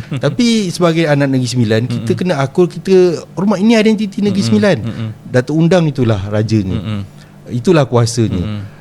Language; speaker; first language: Malay; native; Malay